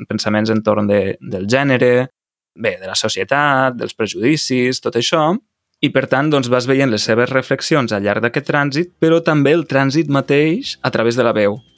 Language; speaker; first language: Catalan; native; Catalan